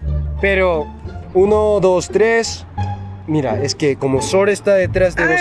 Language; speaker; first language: Spanish; non-native, fluent; Korean